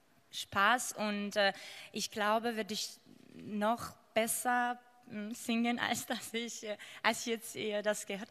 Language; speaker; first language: German; non-native, fluent; Georgian